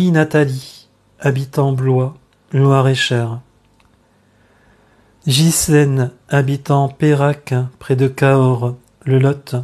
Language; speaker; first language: French; native; French